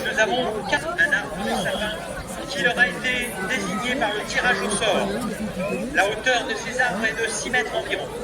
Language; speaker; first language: French; native; French